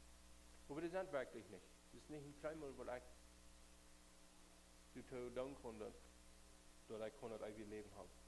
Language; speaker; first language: German; non-native, learner; Plautdietsch